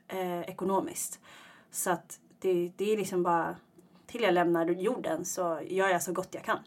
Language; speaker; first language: Swedish; early bilingual, other home language; Tigrinya